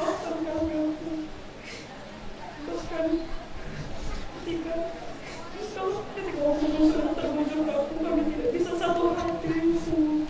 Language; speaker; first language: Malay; non-native, local second language; Batak Toba